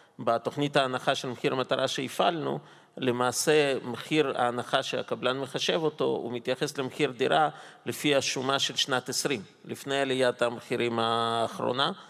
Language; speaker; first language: Hebrew; non-native, fluent; Russian